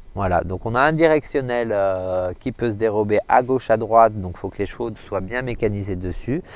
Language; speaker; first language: French; native; French